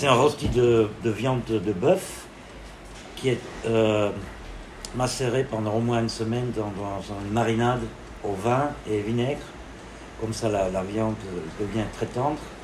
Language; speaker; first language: French; non-native, local second language; German